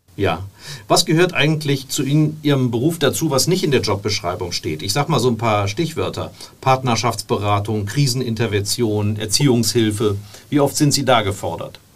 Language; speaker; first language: German; native; German